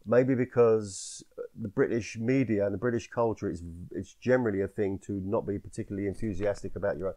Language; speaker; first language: English; native; English